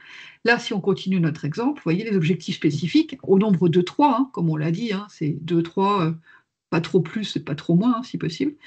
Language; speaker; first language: French; native; French